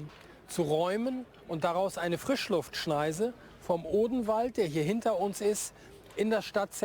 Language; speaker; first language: German; native; German